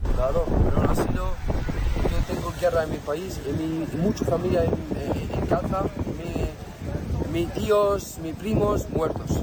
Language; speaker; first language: Spanish; non-native, learner; Arabic